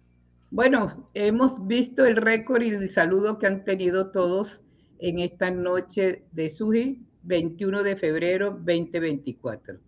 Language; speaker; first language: Spanish; native; Spanish